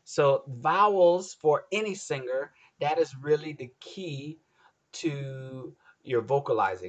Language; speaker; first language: English; native; English